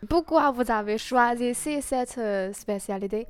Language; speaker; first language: French; non-native, learner; Chinese